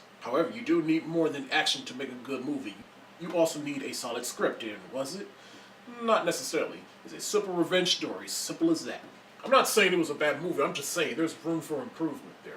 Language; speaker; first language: English; native; English